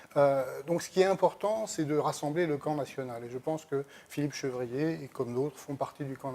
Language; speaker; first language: French; native; French